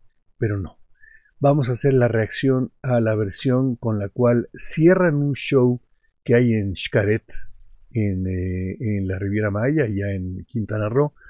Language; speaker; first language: Spanish; native; Spanish